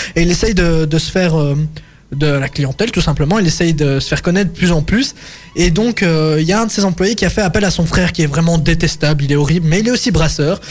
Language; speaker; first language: French; native; French